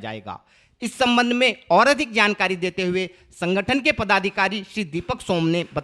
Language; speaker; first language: Hindi; native; Hindi